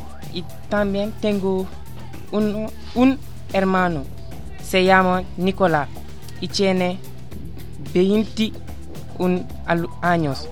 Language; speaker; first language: Spanish; non-native, learner; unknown